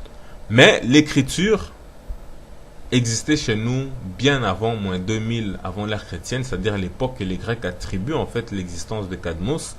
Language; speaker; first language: French; non-native, local second language; Lingala